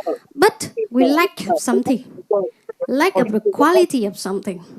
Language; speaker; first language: English; non-native, learner; Vietnamese